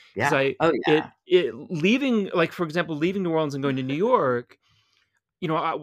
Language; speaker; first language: English; native; English